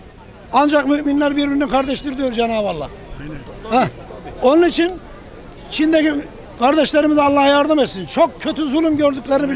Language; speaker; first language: Turkish; native; Turkish